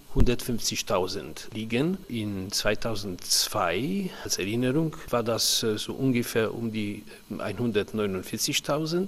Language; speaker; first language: German; early bilingual, heritage; Polish